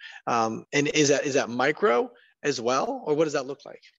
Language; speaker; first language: English; native; English